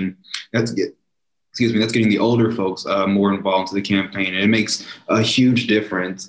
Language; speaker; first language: English; native; English